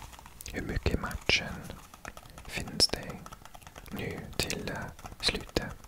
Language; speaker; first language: Swedish; non-native, learner; English